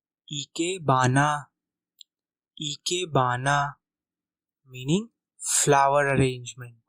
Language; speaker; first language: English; non-native, local second language; Hindi